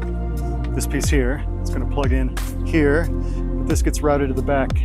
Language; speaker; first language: English; native; English